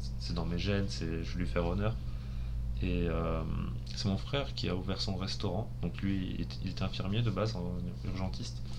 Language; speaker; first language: French; early bilingual, other home language; Spanish